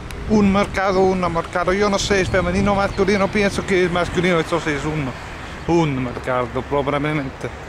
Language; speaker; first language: Spanish; non-native, learner; English